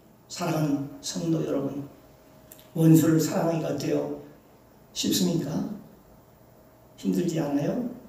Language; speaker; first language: Korean; native; Korean